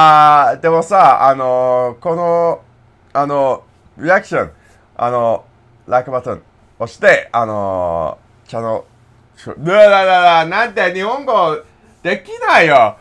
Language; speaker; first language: Japanese; non-native, learner; English